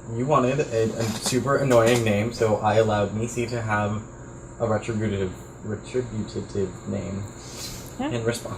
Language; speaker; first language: English; native; English